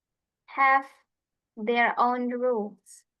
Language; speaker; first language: English; non-native, fluent; Indonesian